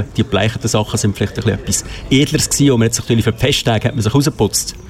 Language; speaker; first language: German; native; German